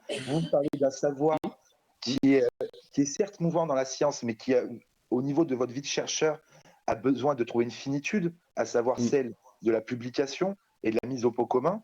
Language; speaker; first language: French; native; French